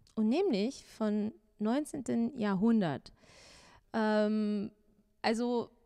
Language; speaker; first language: German; non-native, fluent; Azerbaijani